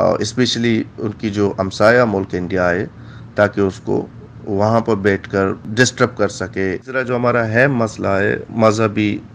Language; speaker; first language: Urdu; non-native, local second language; Baluchi